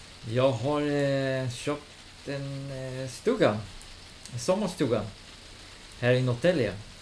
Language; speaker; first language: Swedish; non-native, learner; Hebrew